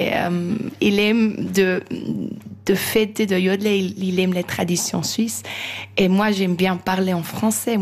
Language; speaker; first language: French; non-native, local second language; Swiss German